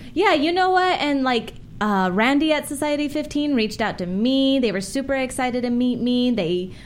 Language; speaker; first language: English; native; English